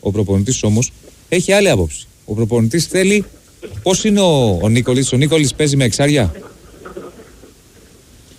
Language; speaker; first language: Greek; native; Greek